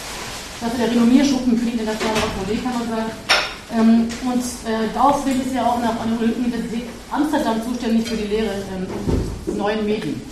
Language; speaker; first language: German; native; German